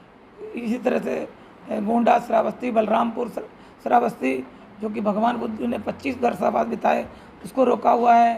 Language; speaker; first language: Hindi; native; Hindi